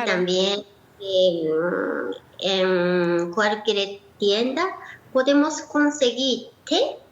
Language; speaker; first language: Spanish; non-native, learner; Japanese